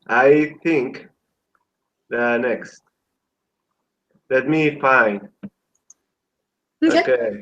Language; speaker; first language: English; non-native, learner; Spanish